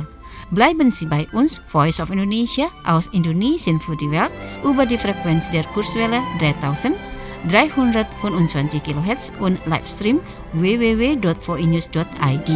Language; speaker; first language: German; non-native, fluent; Indonesian